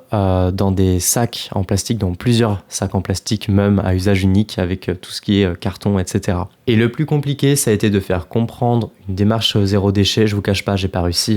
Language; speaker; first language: French; native; French